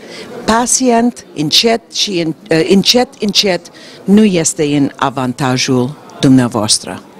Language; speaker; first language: Romanian; non-native, learner; English